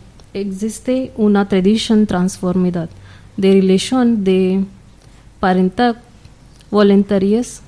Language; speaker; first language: Spanish; non-native, learner; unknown